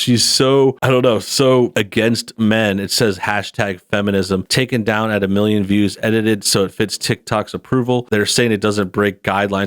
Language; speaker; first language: English; native; English